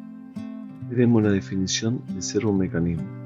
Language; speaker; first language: Spanish; native; Spanish